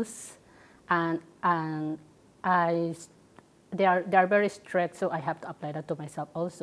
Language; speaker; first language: English; non-native, local second language; Waray